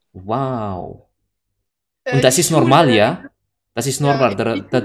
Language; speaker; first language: German; non-native, learner; Indonesian